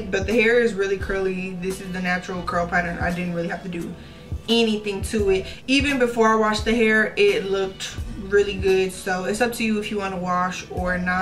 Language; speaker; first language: English; native; English